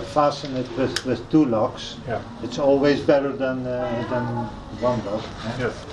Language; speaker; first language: English; non-native, fluent; Dutch